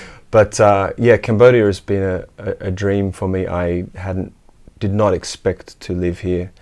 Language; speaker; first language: English; native; English